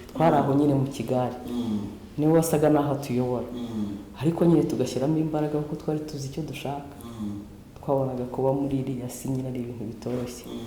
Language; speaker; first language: Kinyarwanda; native; Kinyarwanda